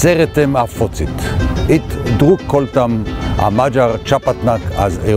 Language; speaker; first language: Hungarian; non-native, learner; Hebrew